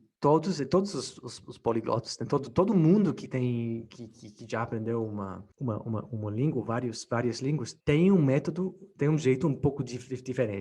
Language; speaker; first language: Portuguese; non-native, fluent; English